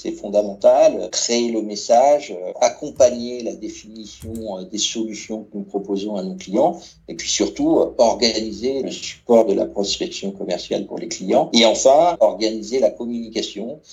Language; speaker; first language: French; native; French